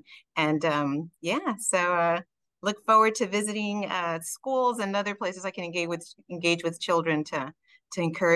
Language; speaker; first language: English; early bilingual, other home language; Spanish